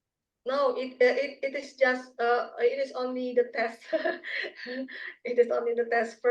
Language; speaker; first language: English; non-native, learner; Indonesian